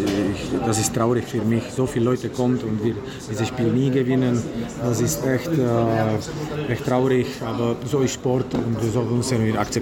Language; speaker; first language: German; non-native, learner; Czech